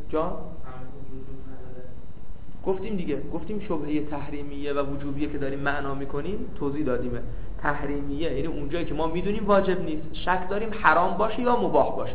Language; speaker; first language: Persian; native; Persian